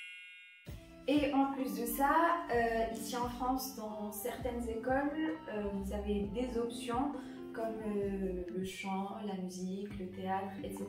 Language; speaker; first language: French; non-native, local second language; Arabic